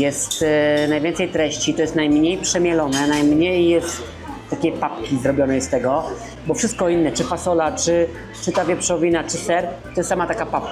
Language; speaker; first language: Polish; native; Polish